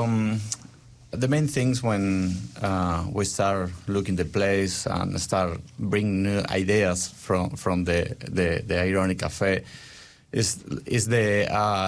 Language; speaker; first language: English; non-native, learner; Spanish